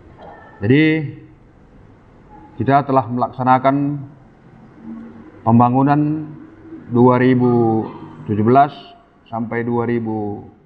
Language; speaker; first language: Indonesian; non-native, local second language; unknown